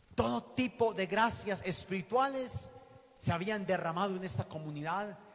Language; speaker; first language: Spanish; native; Spanish